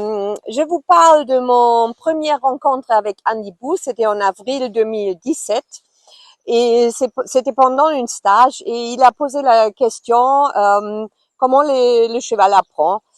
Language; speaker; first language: French; non-native, fluent; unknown